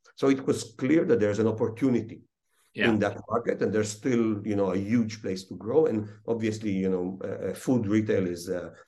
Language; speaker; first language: English; early bilingual, other home language; Hebrew